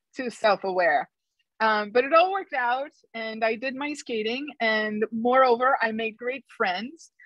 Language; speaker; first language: English; non-native, fluent; Spanish